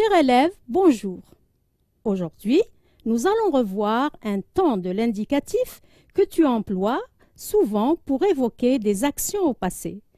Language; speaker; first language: French; non-native, local second language; Arabic